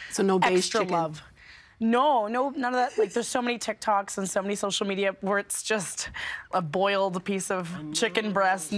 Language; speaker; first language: English; native; English